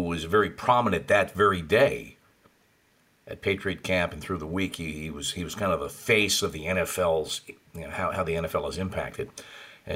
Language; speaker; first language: English; native; English